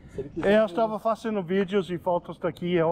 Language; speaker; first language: Portuguese; non-native, learner; English